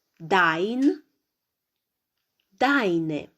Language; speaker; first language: German; non-native, fluent; Ukrainian